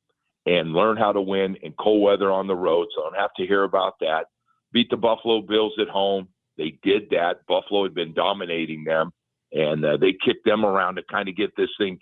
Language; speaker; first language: English; native; English